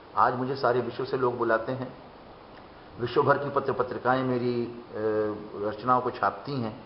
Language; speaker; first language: Hindi; non-native, local second language; Bangla